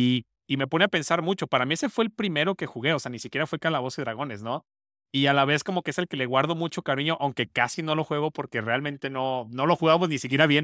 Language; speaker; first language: Spanish; native; Spanish